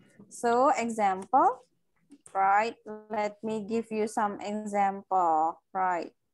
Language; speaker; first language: English; non-native, fluent; Indonesian